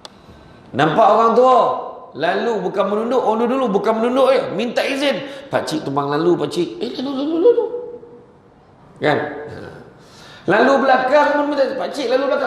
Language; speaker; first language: Malay; native; Malay